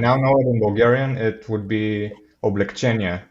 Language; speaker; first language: English; non-native, fluent; Bulgarian